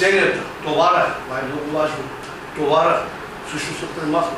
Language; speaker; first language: Bulgarian; non-native, local second language; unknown